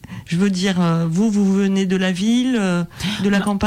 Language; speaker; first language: French; native; French